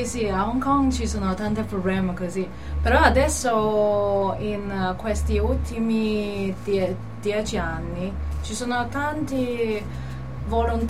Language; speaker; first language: Italian; non-native, learner; Cantonese